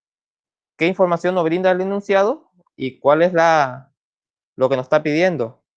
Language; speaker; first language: Spanish; native; Spanish